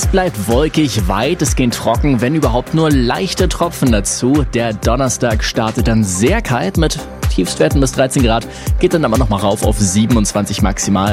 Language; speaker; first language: German; native; German